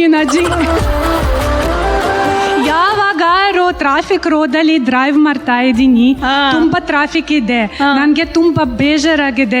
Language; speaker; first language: Kannada; non-native, learner; Russian